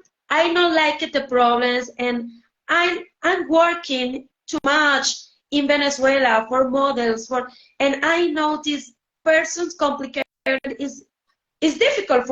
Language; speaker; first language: English; non-native, learner; Spanish